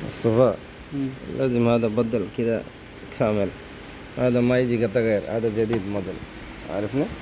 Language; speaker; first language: Arabic; non-native, learner; Bangla